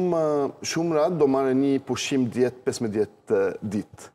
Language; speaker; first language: Albanian; non-native, learner; Arabic